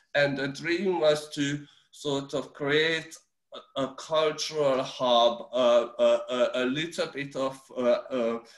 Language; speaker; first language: English; early bilingual, other home language; Hungarian